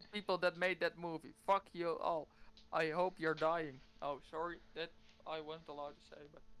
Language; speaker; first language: English; non-native, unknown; Dutch